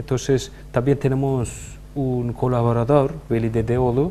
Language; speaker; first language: Spanish; non-native, fluent; Turkish